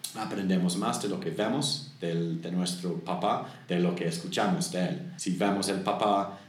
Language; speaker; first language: Spanish; non-native, fluent; English